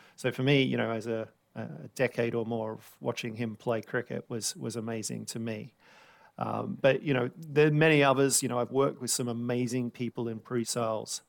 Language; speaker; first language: English; native; English